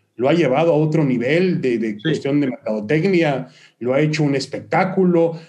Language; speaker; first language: Spanish; early bilingual, other home language; Hebrew